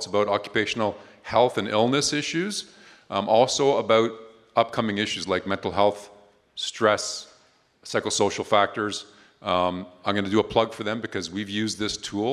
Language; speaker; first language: English; native; English